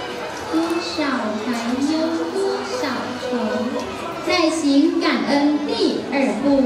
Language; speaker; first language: Chinese; native; Chinese